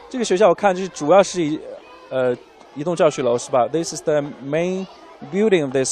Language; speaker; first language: Chinese; native; Chinese